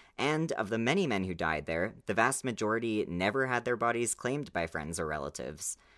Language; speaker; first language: English; native; English